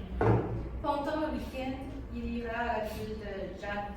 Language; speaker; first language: French; non-native, fluent; Chinese